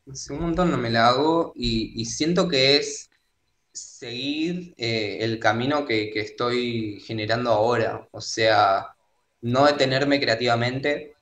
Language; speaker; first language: Spanish; native; Spanish